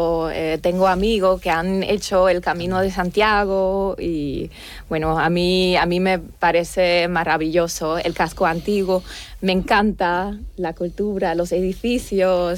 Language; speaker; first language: Spanish; non-native, fluent; German